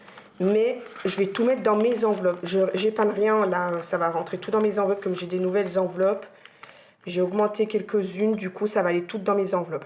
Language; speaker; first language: French; native; French